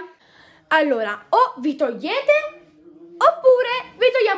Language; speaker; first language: Italian; native; Italian